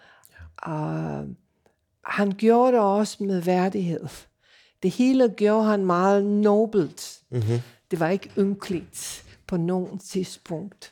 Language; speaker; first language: Danish; non-native, fluent; English